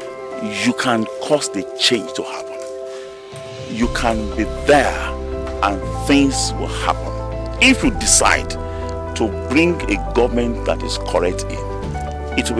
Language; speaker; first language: English; non-native, local second language; Yoruba